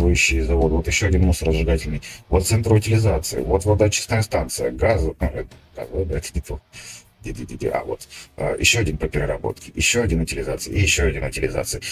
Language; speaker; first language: Russian; native; Russian